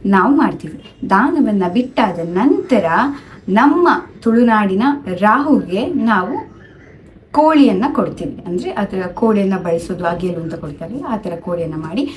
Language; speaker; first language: Kannada; non-native, local second language; Tulu